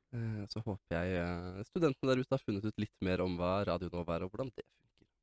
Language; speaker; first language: Norwegian; native; Norwegian